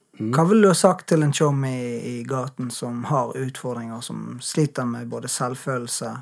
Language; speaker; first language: Norwegian; native; Norwegian